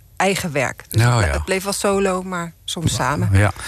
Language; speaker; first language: Dutch; native; Dutch